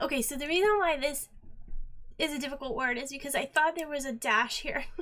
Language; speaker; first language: English; native; English